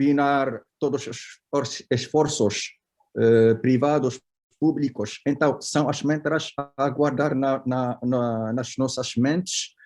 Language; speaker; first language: Portuguese; non-native, fluent; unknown